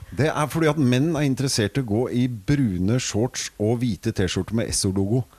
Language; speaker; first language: Norwegian; native; Norwegian